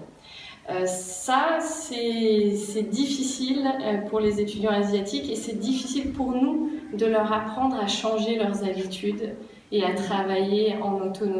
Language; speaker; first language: French; native; French